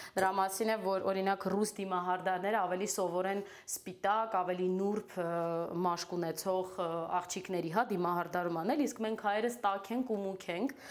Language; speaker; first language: Armenian; native; Armenian